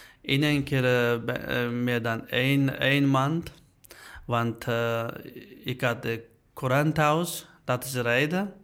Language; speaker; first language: Dutch; non-native, learner; Uyghur